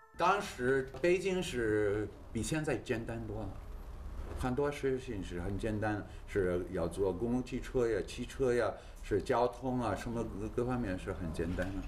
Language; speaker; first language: Chinese; non-native, fluent; English